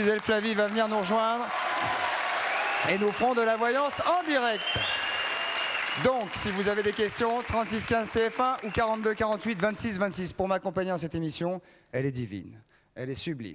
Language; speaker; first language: French; native; French